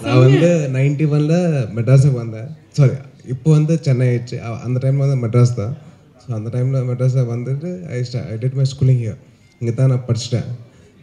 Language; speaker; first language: Tamil; non-native, local second language; Telugu